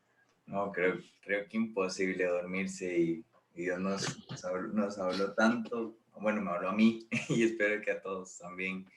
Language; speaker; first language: Spanish; native; Spanish